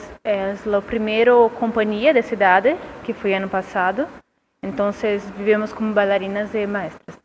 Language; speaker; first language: Spanish; non-native, learner; Portuguese